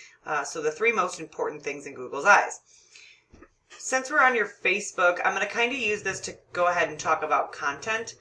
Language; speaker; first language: English; native; English